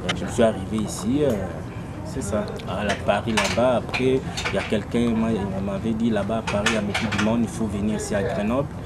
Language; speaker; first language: French; non-native, local second language; Lingala